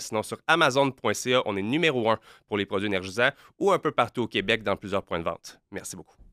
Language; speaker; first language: French; native; French